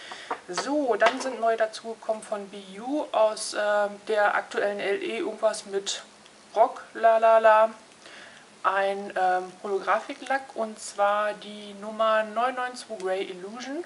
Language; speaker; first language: German; native; German